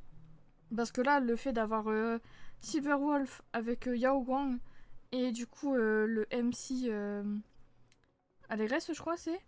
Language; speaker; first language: French; native; French